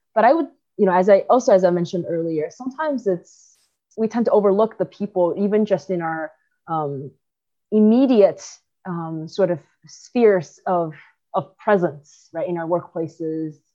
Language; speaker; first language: English; early bilingual, other home language; Chinese